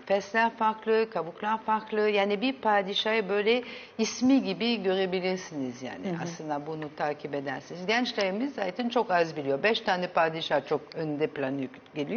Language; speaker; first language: Turkish; early bilingual, heritage; Turkish